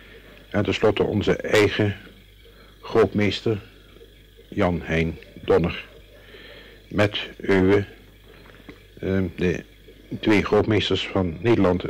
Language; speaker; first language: Dutch; native; Dutch